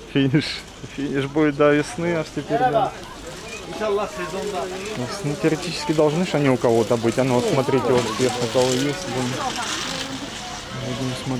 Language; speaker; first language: Russian; native; Russian